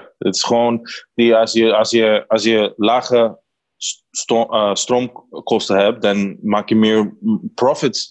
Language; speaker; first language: Dutch; non-native, learner; Spanish